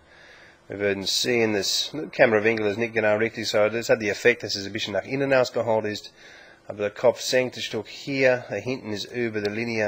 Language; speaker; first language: German; non-native, learner; English